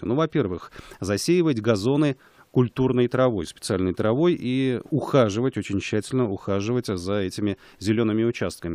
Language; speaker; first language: Russian; native; Russian